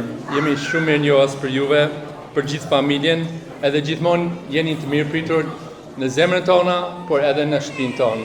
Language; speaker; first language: Albanian; non-native, fluent; English